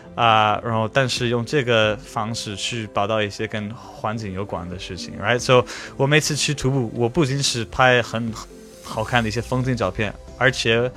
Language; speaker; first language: Chinese; non-native, fluent; English